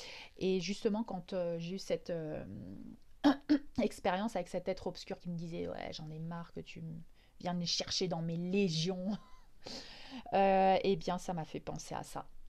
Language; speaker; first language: French; native; French